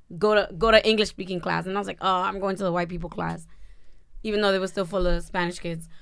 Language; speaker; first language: English; early bilingual, other home language; Spanish